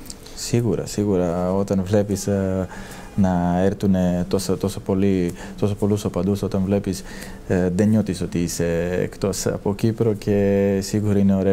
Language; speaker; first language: Greek; non-native, fluent; Serbian